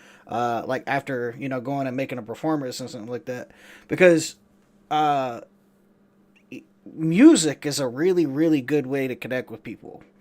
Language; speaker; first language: English; native; English